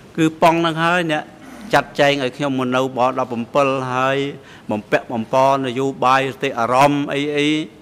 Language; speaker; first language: Khmer; native; Khmer